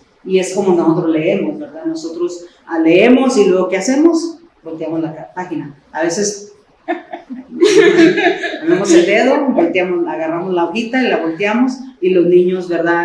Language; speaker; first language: Spanish; early bilingual, other home language; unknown